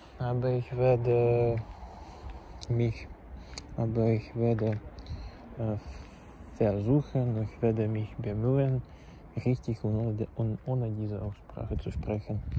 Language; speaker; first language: German; non-native, learner; Czech